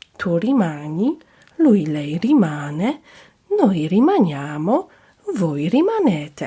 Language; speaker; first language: Italian; non-native, fluent; Polish